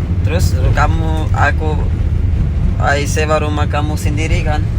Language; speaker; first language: Indonesian; non-native, learner; Urdu